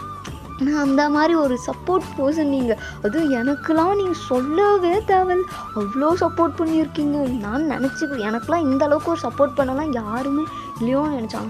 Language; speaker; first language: Tamil; native; Tamil